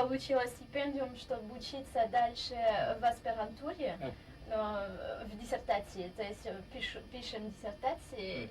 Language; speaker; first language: Russian; non-native, fluent; French